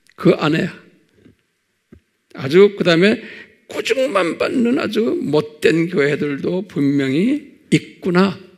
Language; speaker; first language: Korean; native; Korean